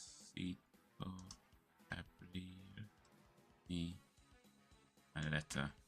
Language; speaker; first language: Spanish; non-native, learner; English